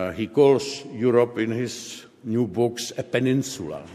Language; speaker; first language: English; non-native, fluent; Czech